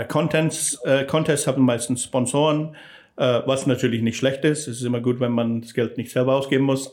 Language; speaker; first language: German; non-native, fluent; English